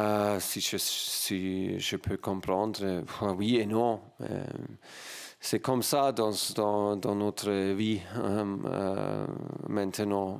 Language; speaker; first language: French; non-native, learner; German